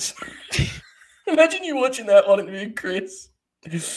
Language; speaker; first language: English; native; English